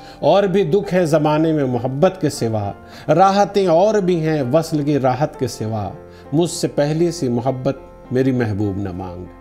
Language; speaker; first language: Urdu; native; Urdu